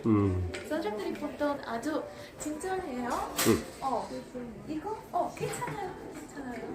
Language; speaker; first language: Korean; non-native, learner; Russian